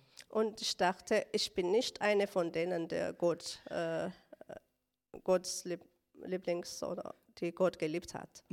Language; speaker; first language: German; non-native, learner; Tigrinya